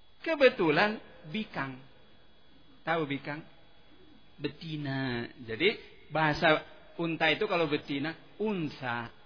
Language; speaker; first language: Indonesian; native; Indonesian